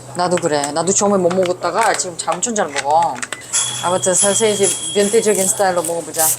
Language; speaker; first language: Korean; non-native, fluent; Uzbek